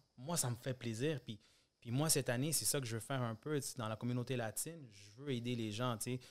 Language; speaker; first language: French; early bilingual, other home language; Spanish